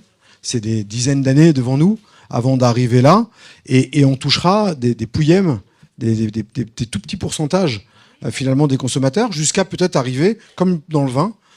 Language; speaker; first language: French; native; French